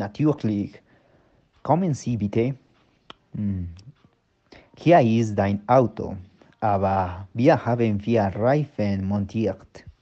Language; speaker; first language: German; non-native, learner; Spanish